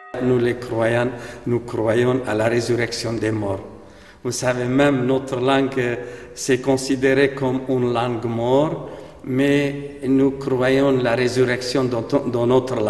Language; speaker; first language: French; non-native, fluent; Aramaic